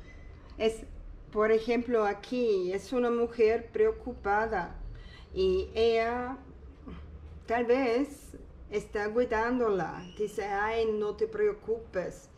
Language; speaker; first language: Spanish; non-native, learner; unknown